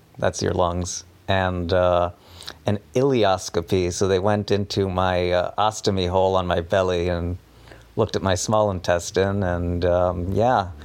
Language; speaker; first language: English; native; English